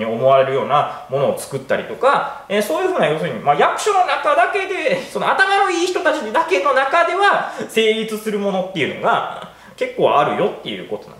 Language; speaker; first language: Japanese; native; Japanese